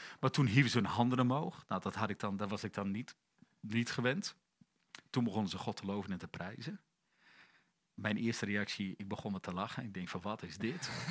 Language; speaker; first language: Dutch; native; Dutch